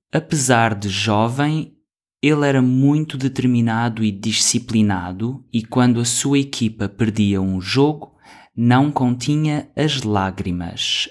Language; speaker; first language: Portuguese; non-native, fluent; English